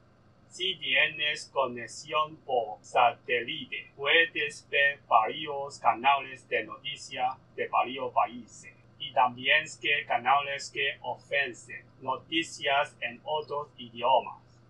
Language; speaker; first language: Spanish; non-native, learner; Cantonese